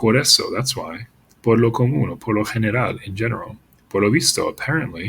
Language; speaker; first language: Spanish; non-native, fluent; English